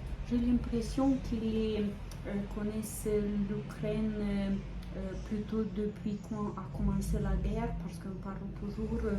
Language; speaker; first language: French; non-native, fluent; Ukrainian